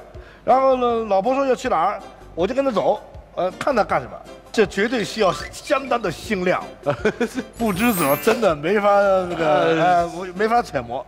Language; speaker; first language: Chinese; native; Chinese